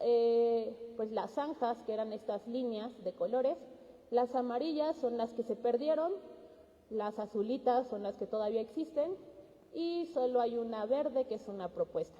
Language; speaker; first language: Spanish; native; Spanish